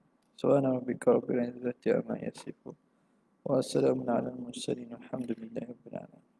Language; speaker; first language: Arabic; non-native, fluent; Malay